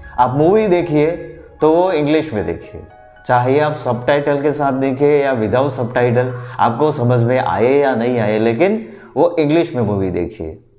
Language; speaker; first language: Hindi; non-native, local second language; Gujarati